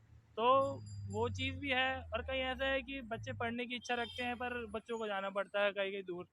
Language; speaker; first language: Hindi; native; Hindi